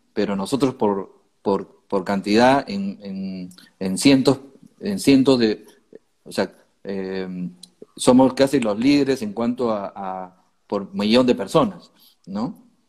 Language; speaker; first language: Spanish; native; Spanish